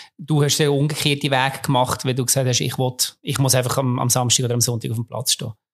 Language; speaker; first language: German; native; German